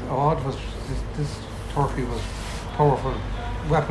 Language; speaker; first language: English; native; English